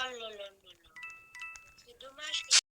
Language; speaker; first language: French; native; French